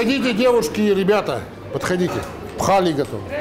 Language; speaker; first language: Russian; native; Russian